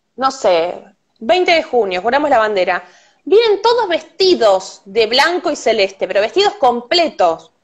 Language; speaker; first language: Spanish; native; Spanish